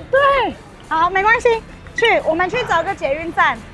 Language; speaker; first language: Chinese; native; Chinese